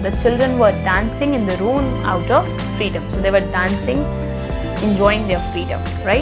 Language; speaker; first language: English; non-native, local second language; Hindi